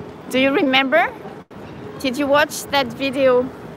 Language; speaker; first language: English; non-native, fluent; French